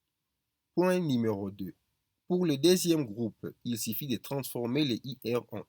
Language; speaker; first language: French; non-native, fluent; Spanish